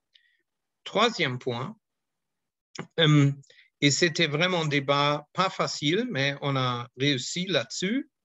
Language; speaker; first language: French; non-native, fluent; German